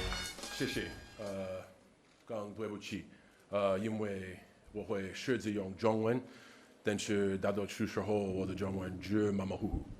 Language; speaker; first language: Chinese; non-native, learner; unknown